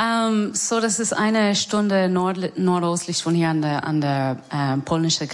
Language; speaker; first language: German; non-native, learner; English